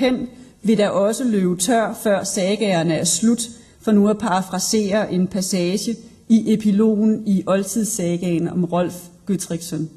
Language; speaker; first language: Danish; native; Danish